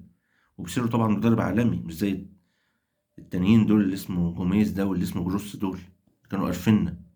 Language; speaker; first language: Arabic; native; Arabic